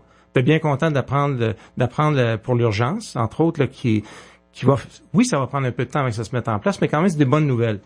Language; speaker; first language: French; native; French